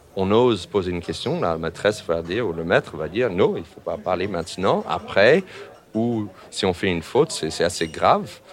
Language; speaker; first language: French; non-native, fluent; English